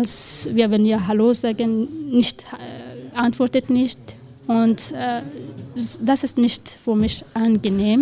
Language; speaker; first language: German; non-native, learner; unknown